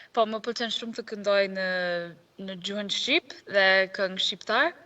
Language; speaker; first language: Albanian; non-native, learner; English